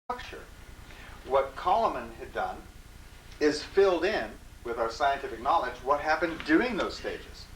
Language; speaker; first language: English; native; English